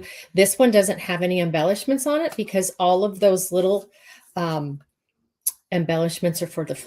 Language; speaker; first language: English; native; English